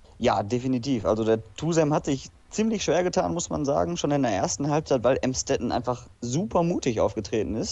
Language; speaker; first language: German; native; German